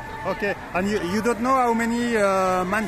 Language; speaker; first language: English; non-native, learner; French